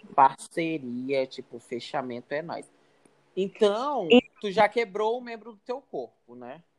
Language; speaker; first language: Portuguese; native; Portuguese